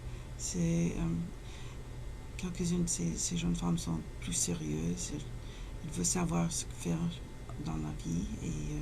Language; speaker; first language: French; non-native, fluent; English